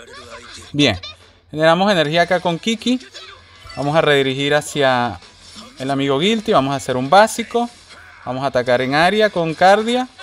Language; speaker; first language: Spanish; native; Spanish